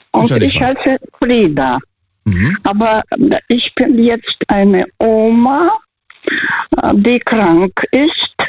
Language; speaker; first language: German; non-native, fluent; Russian